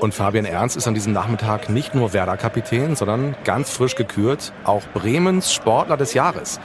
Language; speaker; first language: German; native; German